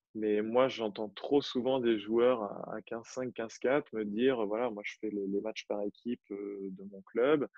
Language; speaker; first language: French; native; French